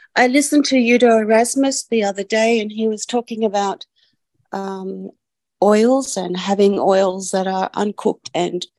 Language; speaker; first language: English; native; English